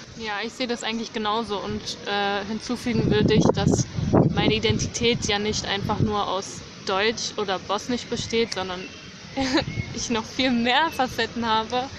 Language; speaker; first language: German; early bilingual, other home language; Bosnian